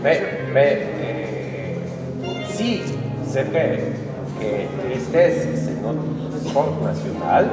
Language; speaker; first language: French; non-native, learner; Polish